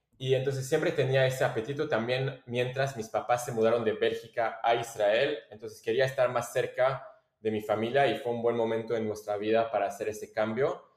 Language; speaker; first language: Spanish; non-native, fluent; French